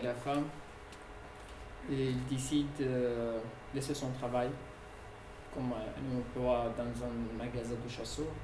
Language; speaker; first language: French; non-native, learner; Kurdish